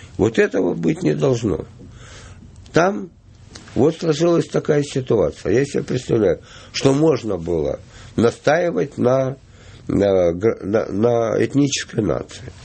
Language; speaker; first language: Russian; native; Russian